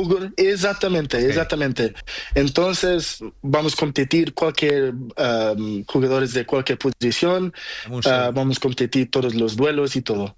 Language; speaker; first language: Spanish; non-native, learner; Portuguese